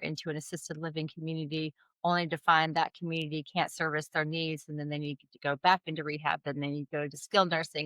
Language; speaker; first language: English; native; English